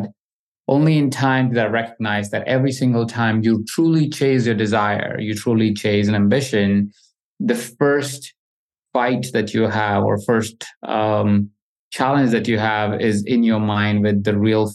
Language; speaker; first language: English; non-native, local second language; Hindi